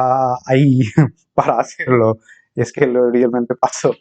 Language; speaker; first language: Spanish; non-native, fluent; Bangla